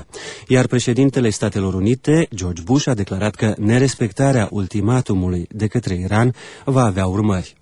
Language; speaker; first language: Romanian; native; Romanian